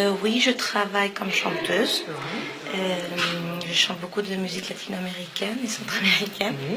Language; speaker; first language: French; non-native, fluent; Spanish